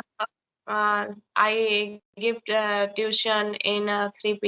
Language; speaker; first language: English; non-native, learner; Hindi